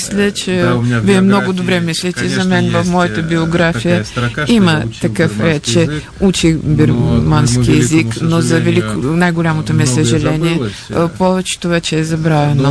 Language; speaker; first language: Bulgarian; non-native, fluent; Russian